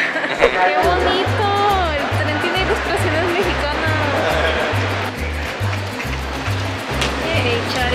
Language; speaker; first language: Spanish; native; Spanish